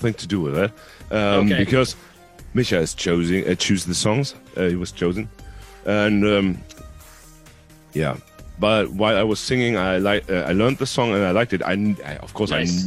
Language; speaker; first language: English; non-native, fluent; Hungarian